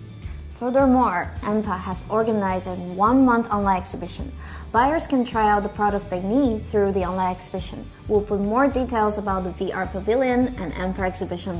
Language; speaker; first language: English; non-native, fluent; Chinese